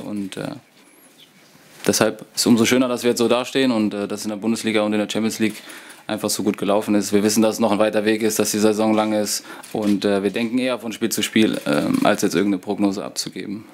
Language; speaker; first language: German; native; German